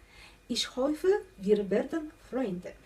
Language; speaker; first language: German; non-native, learner; Russian